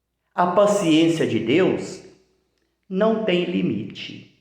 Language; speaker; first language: Portuguese; native; Portuguese